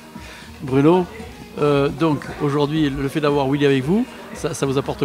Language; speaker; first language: French; native; French